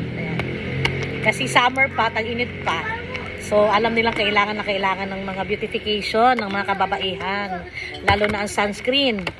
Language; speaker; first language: Filipino; native; Filipino